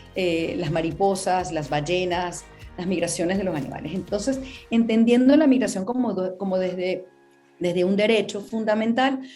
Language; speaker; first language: Spanish; native; Spanish